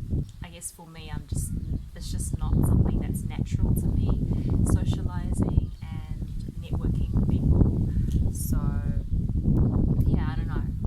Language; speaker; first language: English; early bilingual, other home language; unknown